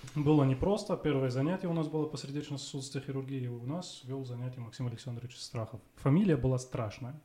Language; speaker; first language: Russian; non-native, fluent; Arabic